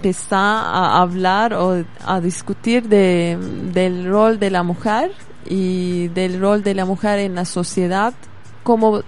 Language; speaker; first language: Spanish; non-native, fluent; Kurdish